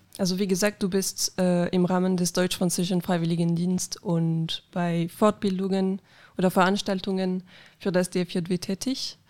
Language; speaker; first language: German; non-native, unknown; French